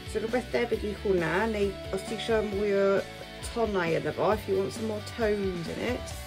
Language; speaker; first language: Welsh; non-native, local second language; English